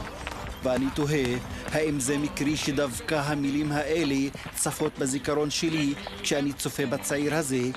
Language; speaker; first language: Hebrew; native; Hebrew